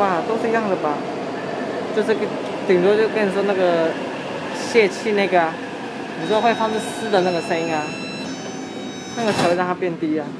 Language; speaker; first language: Chinese; native; Chinese